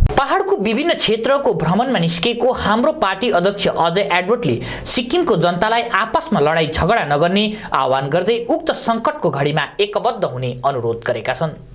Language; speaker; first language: Nepali; native; Nepali